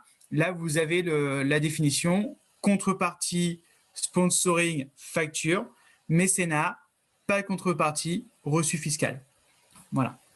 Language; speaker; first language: French; native; French